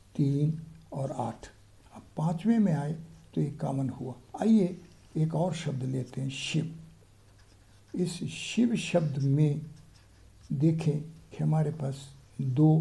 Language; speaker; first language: Hindi; native; Hindi